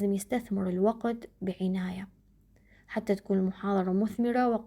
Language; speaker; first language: Arabic; native; Arabic